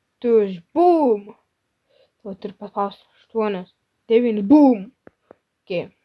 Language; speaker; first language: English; non-native, learner; Lithuanian